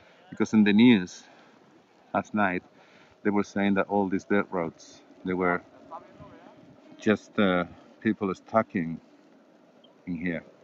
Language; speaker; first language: English; non-native, fluent; Spanish